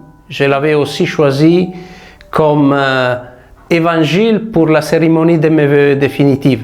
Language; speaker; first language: French; non-native, fluent; Italian